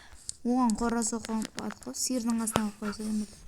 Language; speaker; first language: Kazakh; native; Kazakh